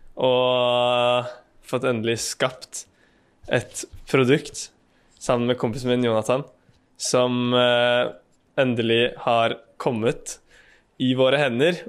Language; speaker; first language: Norwegian; native; Norwegian